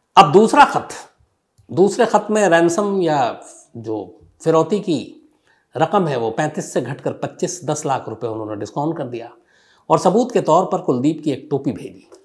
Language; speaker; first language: Hindi; native; Hindi